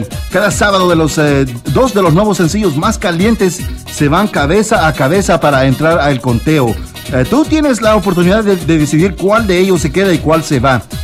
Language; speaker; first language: Spanish; native; Spanish